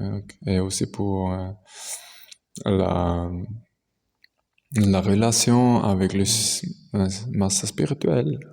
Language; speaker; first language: French; non-native, local second language; German